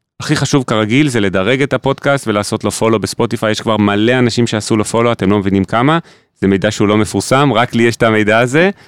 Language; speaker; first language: Hebrew; native; Hebrew